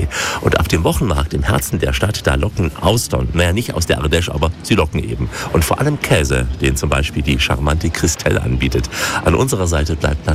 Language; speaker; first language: German; native; German